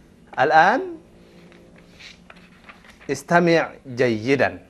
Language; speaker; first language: Arabic; non-native, fluent; Indonesian